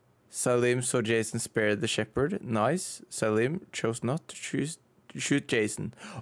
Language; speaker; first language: English; non-native, fluent; Norwegian